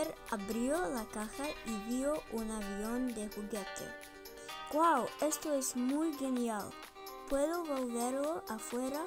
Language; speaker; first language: Spanish; non-native, learner; English